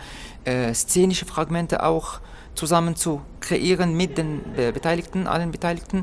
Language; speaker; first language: German; non-native, fluent; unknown